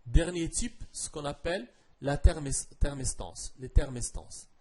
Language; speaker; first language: French; non-native, local second language; Arabic